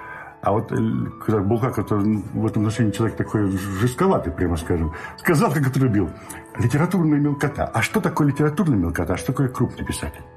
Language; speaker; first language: Russian; native; Russian